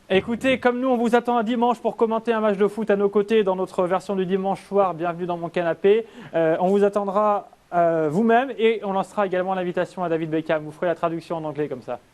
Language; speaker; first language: French; native; French